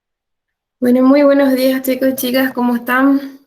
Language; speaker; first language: Spanish; native; Spanish